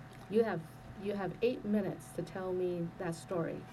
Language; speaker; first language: English; early bilingual, other home language; Vietnamese